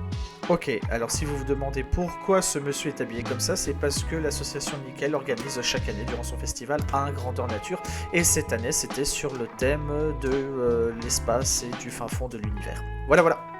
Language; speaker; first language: French; native; French